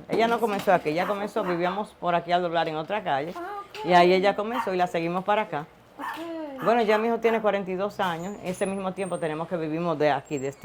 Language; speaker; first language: Spanish; native; Spanish